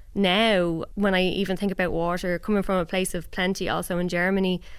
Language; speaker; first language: English; native; English